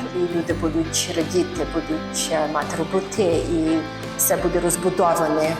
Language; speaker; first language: Ukrainian; early bilingual, heritage; Ukrainian